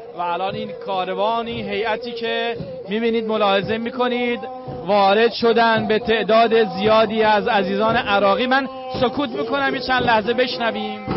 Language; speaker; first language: Persian; native; Persian